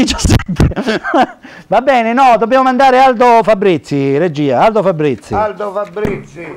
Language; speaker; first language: Italian; native; Italian